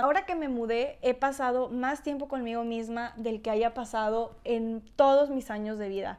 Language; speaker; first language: Spanish; native; Spanish